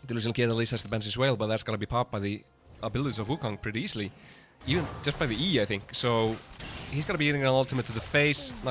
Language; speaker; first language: English; non-native, fluent; Icelandic